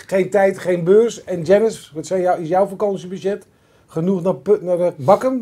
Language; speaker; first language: Dutch; native; Dutch